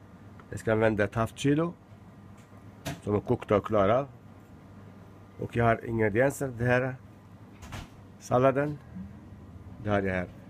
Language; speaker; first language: Norwegian; non-native, learner; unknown